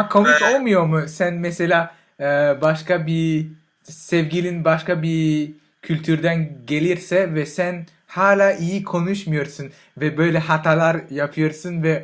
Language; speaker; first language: Turkish; non-native, learner; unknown